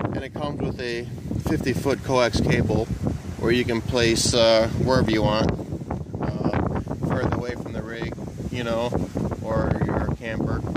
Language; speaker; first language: English; native; English